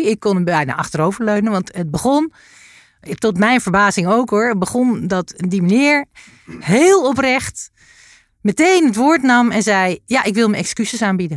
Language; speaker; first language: Dutch; native; Dutch